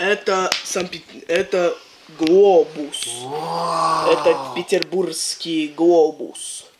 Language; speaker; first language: Russian; early bilingual, heritage; Russian